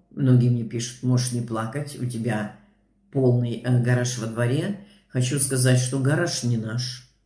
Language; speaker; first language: Russian; native; Russian